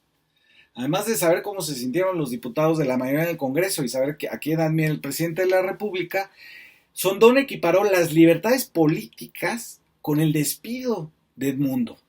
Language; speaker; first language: Spanish; native; Spanish